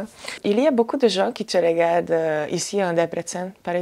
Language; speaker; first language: French; non-native, learner; Hungarian